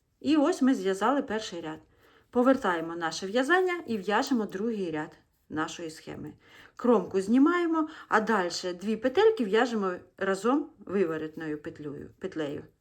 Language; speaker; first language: Ukrainian; non-native, local second language; Russian